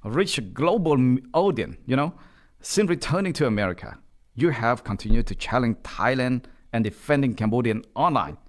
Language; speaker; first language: English; non-native, learner; Khmer